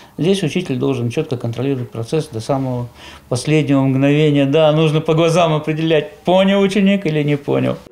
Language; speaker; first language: Russian; native; Russian